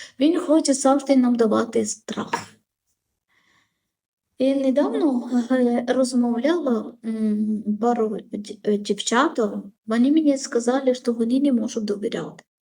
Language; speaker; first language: Ukrainian; non-native, learner; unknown